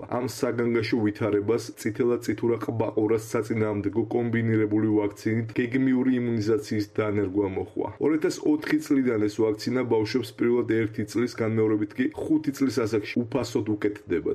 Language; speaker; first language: Georgian; native; Georgian